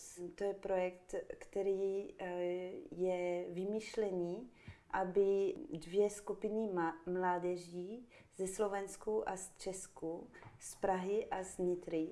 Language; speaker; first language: Czech; non-native, fluent; French